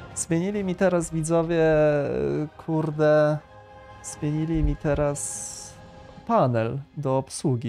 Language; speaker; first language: Polish; native; Polish